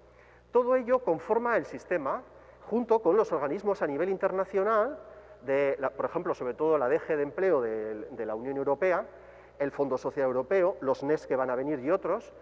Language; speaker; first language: Spanish; native; Spanish